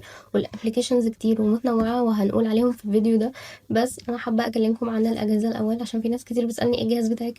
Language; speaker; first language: Arabic; native; Arabic